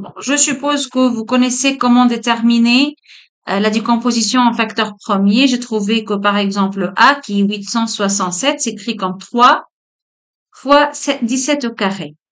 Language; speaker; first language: French; non-native, local second language; Arabic